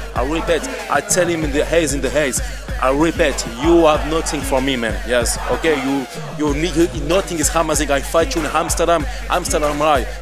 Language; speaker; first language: English; non-native, fluent; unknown